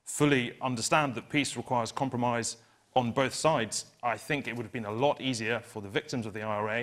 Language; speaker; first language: English; native; English